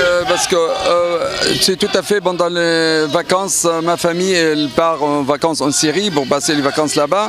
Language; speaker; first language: French; non-native, fluent; Arabic